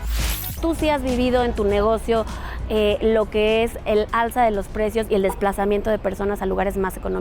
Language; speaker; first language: Spanish; native; Spanish